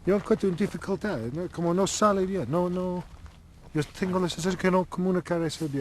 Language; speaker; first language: Spanish; non-native, learner; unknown